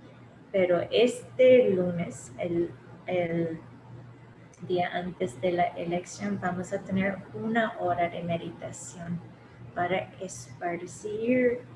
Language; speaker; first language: Spanish; early bilingual, heritage; English